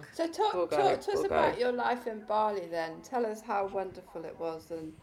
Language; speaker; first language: English; native; English